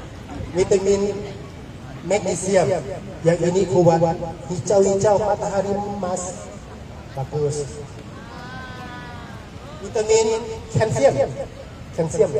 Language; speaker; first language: Indonesian; non-native, learner; Thai